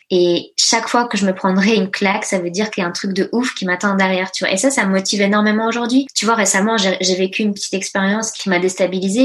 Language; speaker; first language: French; early bilingual, other home language; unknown